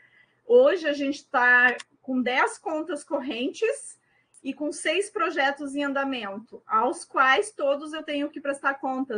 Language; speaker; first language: Portuguese; native; Portuguese